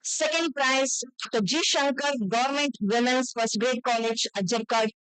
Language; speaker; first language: English; non-native, local second language; Kannada